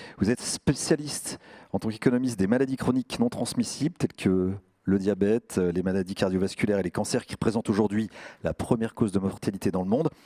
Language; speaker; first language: French; native; French